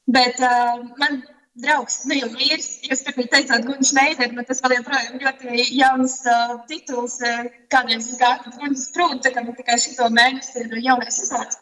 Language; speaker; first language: Latvian; native; Latvian